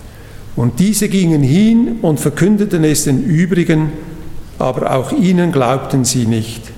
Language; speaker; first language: German; native; German